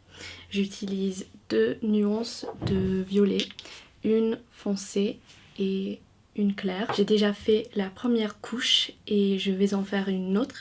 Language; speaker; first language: French; non-native, fluent; English